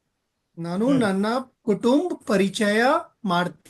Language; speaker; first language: Kannada; non-native, learner; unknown